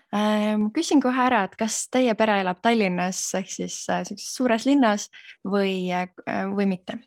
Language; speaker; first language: Estonian; native; Estonian